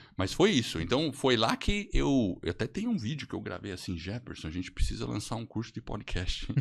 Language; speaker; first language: Portuguese; native; Portuguese